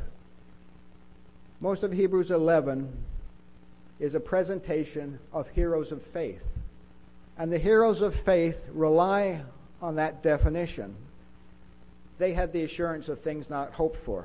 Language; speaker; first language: English; native; English